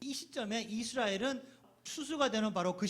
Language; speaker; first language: Korean; native; Korean